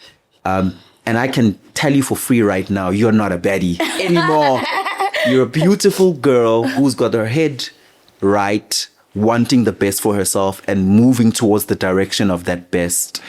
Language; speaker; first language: English; non-native, local second language; Zulu